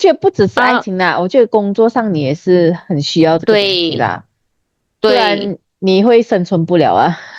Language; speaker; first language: Chinese; native; Chinese